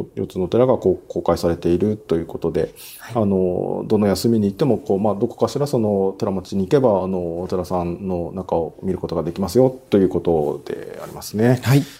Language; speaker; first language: Japanese; native; Japanese